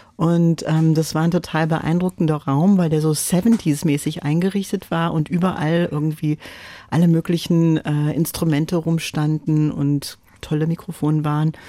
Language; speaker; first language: German; non-native, fluent; English